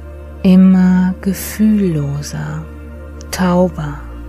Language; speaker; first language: German; native; German